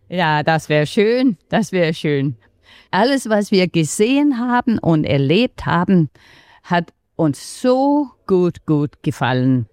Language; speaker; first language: German; non-native, fluent; Danish